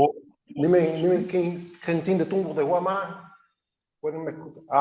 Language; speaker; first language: Chinese; non-native, learner; Spanish